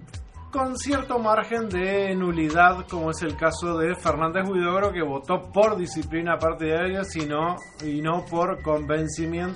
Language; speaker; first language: Spanish; native; Spanish